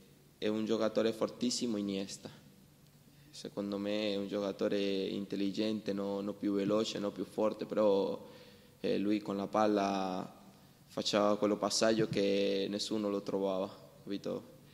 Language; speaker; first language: Italian; non-native, learner; Spanish